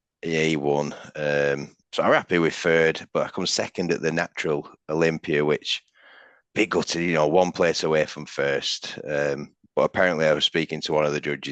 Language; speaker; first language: English; native; English